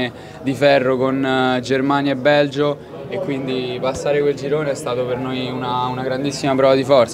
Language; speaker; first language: Italian; native; Italian